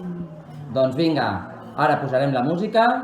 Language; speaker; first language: Catalan; native; Catalan